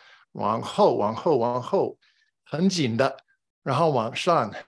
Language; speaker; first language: Chinese; non-native, fluent; English